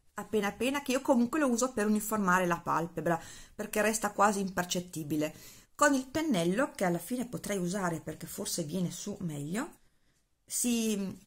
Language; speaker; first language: Italian; native; Italian